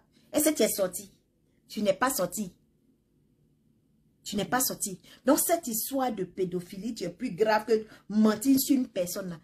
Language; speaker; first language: French; non-native, local second language; Baoulé